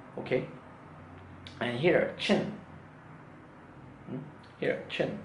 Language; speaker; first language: English; non-native, learner; Korean